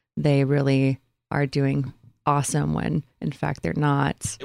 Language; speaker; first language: English; native; English